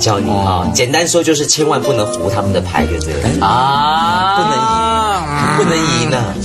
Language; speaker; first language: Chinese; native; Chinese